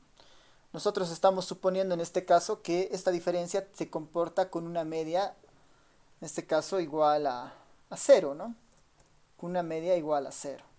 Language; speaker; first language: Spanish; native; Spanish